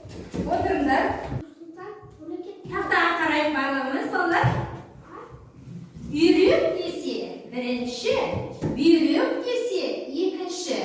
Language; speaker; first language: Kazakh; native; Kazakh